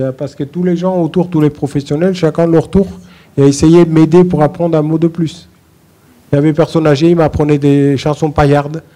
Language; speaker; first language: French; non-native, fluent; Armenian